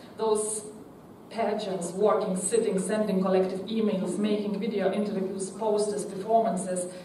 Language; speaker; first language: English; non-native, fluent; Lithuanian